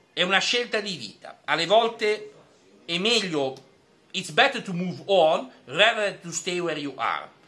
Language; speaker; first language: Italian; non-native, fluent; French